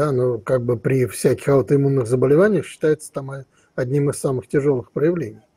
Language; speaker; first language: Russian; native; Russian